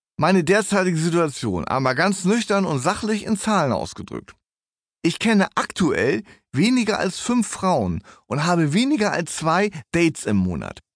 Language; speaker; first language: German; native; German